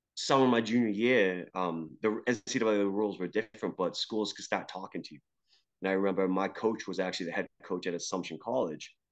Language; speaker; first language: English; native; English